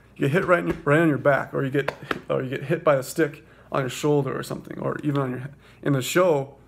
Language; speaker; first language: English; native; English